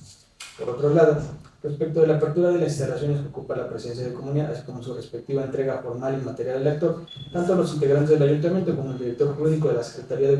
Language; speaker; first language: Spanish; native; Spanish